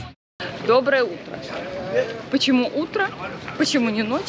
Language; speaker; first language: Russian; native; Russian